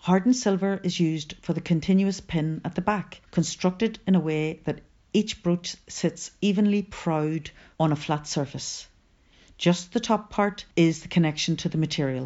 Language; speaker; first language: English; native; English